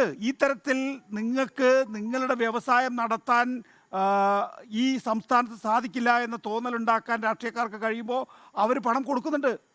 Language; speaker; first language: Malayalam; native; Malayalam